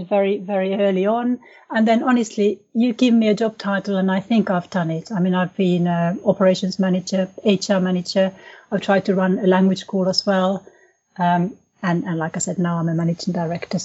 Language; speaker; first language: English; non-native, fluent; Finnish